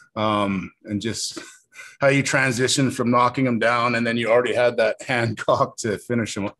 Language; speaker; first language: English; native; English